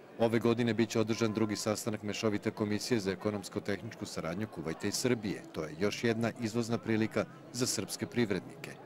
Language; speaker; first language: Serbian; native; Serbian